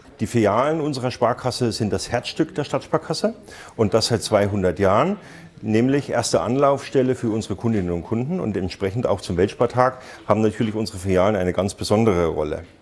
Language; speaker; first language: German; native; German